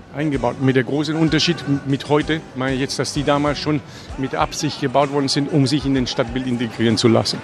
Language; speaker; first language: German; non-native, fluent; Spanish